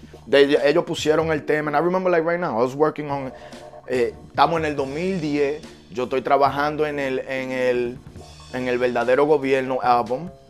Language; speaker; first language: Spanish; early bilingual, heritage; Spanish